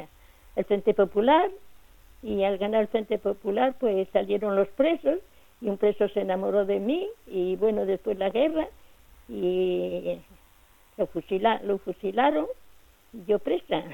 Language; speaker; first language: Spanish; native; Spanish